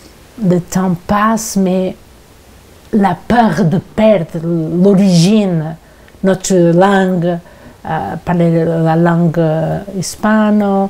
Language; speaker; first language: French; non-native, learner; Portuguese